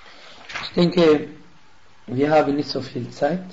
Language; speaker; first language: German; non-native, fluent; Arabic